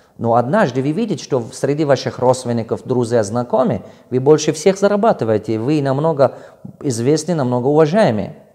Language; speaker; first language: Russian; non-native, local second language; Tajik